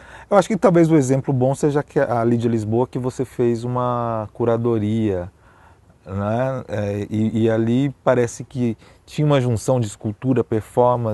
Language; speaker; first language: Portuguese; native; Portuguese